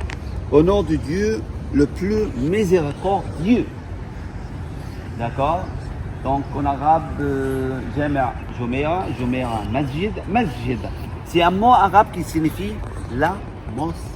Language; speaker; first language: French; non-native, fluent; Arabic